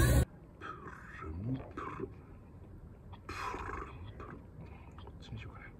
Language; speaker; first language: Japanese; native; Japanese